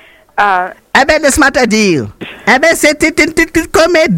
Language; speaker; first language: French; non-native, local second language; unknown